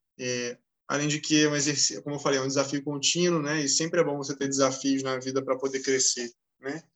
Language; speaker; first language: Portuguese; native; Portuguese